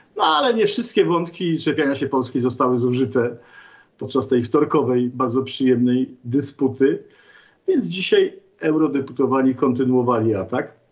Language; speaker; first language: Polish; native; Polish